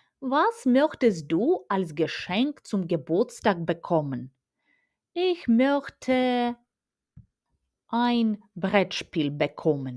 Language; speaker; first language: German; non-native, fluent; Ukrainian